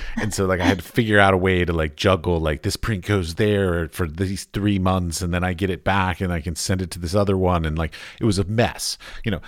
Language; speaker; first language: English; native; English